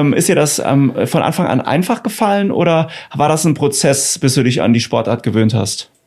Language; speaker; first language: German; native; German